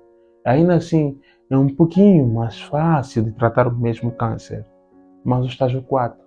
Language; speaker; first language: Portuguese; native; Portuguese